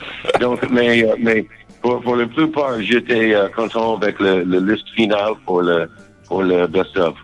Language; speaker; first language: French; non-native, learner; English